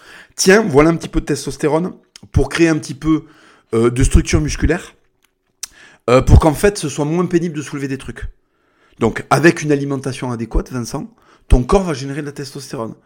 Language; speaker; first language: French; non-native, local second language; Spanish